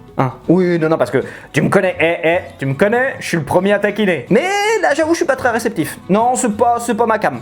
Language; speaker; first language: French; native; French